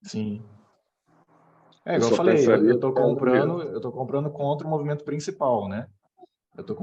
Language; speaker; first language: Portuguese; native; Portuguese